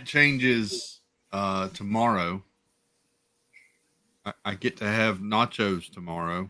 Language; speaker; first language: English; native; English